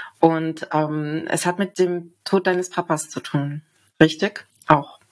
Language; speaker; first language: German; native; German